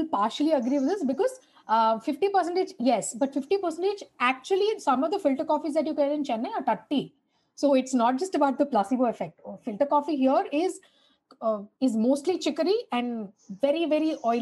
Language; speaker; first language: English; non-native, local second language; Tamil